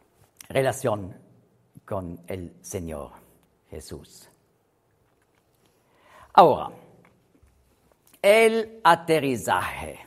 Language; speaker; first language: Spanish; non-native, learner; German